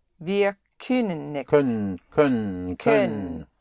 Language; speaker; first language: German; non-native, learner; English